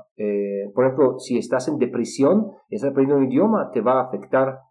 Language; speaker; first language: Spanish; non-native, fluent; Russian